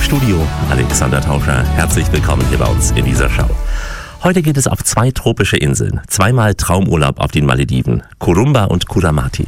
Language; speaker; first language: German; native; German